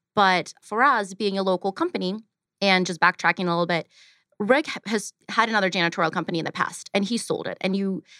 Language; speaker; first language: English; early bilingual, other home language; Ukrainian